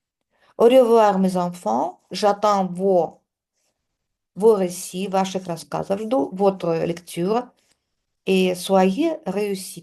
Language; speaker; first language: French; non-native, fluent; Russian